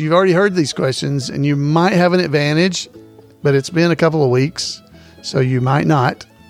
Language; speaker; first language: English; native; English